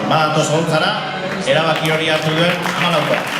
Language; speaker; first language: Basque; native; Basque